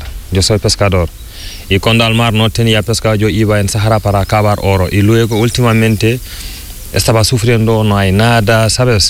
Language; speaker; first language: Spanish; non-native, learner; Fula